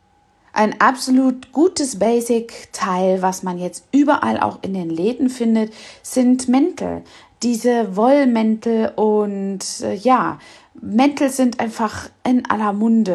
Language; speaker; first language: German; native; German